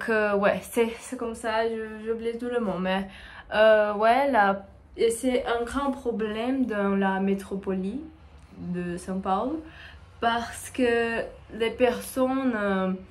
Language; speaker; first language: French; non-native, learner; Portuguese